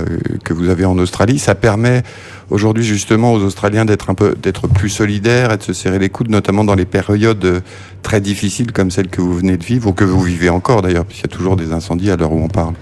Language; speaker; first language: French; native; French